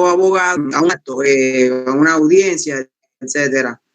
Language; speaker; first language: Spanish; native; Spanish